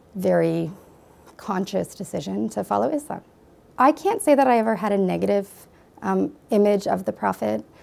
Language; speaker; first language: English; native; English